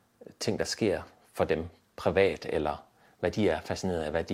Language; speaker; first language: Danish; native; Danish